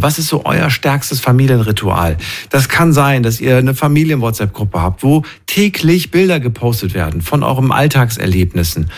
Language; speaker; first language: German; native; German